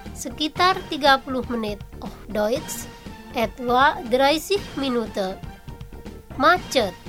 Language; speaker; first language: German; non-native, learner; Indonesian